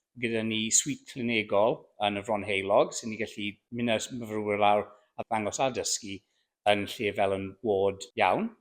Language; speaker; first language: Welsh; non-native, local second language; English